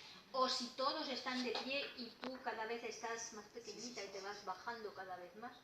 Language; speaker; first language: Spanish; native; Spanish